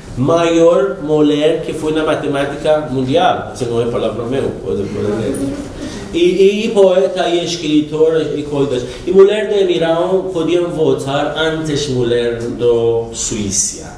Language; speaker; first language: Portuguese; non-native, learner; Persian